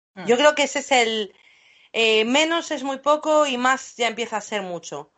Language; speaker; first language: Spanish; non-native, fluent; English